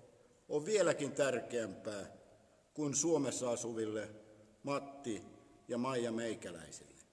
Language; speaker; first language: Finnish; native; Finnish